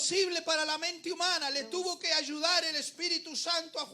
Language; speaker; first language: Spanish; native; Spanish